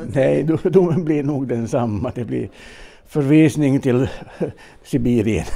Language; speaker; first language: Swedish; native; Swedish